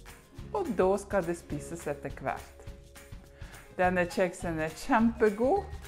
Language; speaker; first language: Norwegian; non-native, learner; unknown